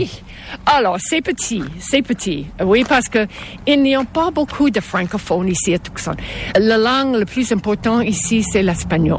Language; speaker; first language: French; non-native, local second language; English